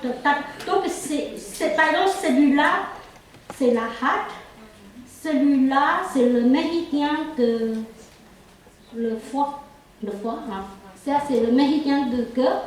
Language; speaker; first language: French; non-native, local second language; Chinese